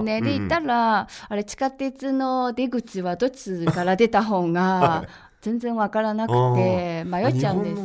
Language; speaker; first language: Japanese; non-native, fluent; Chinese